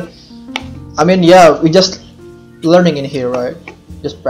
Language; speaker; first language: English; non-native, learner; Indonesian